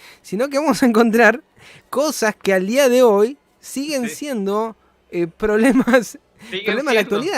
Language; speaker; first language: Spanish; native; Spanish